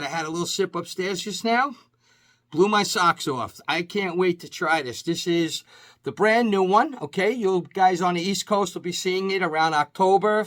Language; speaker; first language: English; native; English